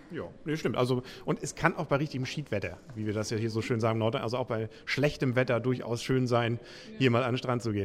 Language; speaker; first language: German; native; German